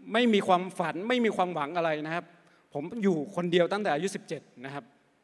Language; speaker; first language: Thai; non-native, local second language; Akha